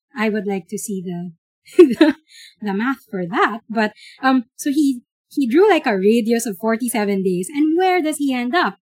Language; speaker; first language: English; non-native, local second language; Filipino